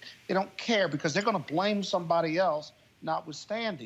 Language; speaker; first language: English; native; English